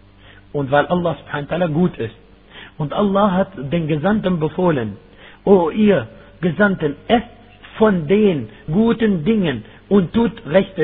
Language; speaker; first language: German; non-native, fluent; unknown